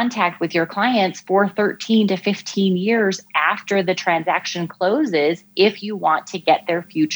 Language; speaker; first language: English; native; English